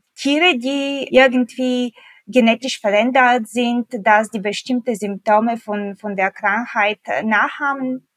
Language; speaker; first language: German; non-native, fluent; Bulgarian